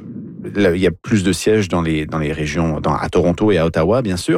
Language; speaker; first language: French; native; French